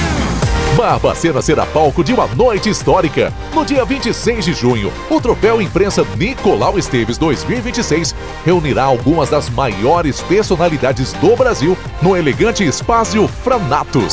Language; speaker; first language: Portuguese; native; Portuguese